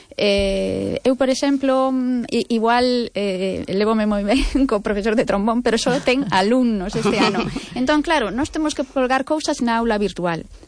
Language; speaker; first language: Galician; non-native, local second language; Spanish